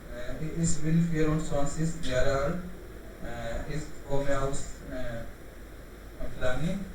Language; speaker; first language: German; non-native, learner; Hindi